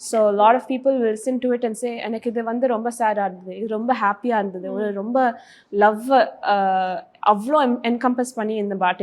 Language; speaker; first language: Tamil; early bilingual, heritage; Tamil